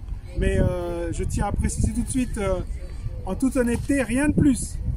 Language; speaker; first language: French; native; French